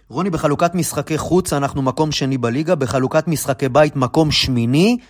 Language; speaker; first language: Hebrew; native; Hebrew